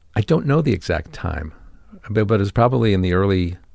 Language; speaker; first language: English; native; English